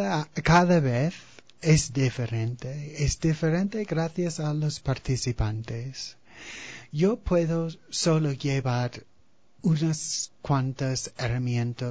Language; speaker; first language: Spanish; non-native, fluent; English